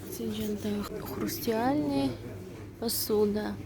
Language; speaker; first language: Russian; non-native, local second language; Tajik